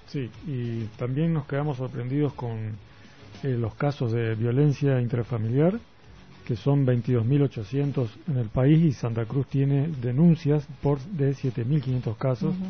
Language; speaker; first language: Spanish; native; Spanish